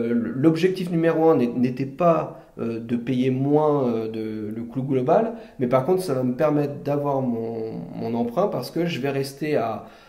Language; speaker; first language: French; native; French